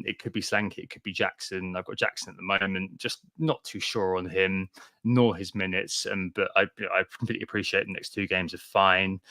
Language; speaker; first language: English; native; English